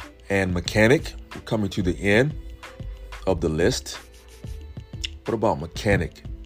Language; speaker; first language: English; native; English